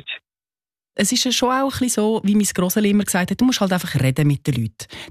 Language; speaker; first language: German; native; German